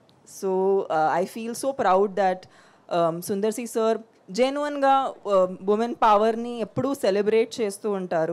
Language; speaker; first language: Telugu; non-native, fluent; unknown